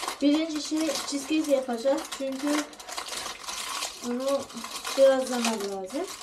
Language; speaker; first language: Turkish; non-native, learner; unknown